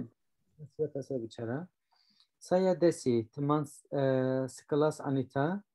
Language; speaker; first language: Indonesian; non-native, learner; Turkish